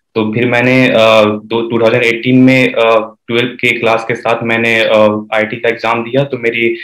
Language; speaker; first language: Hindi; native; Hindi